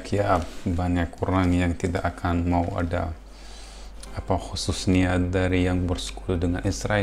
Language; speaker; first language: Indonesian; non-native, fluent; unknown